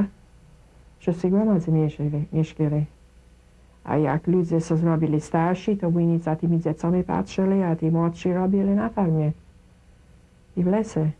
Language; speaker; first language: Polish; early bilingual, heritage; Kashubian